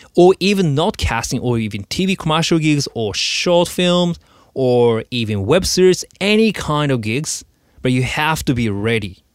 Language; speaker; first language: English; non-native, learner; Japanese